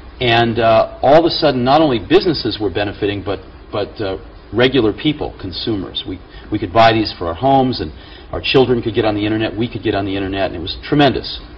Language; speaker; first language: English; native; English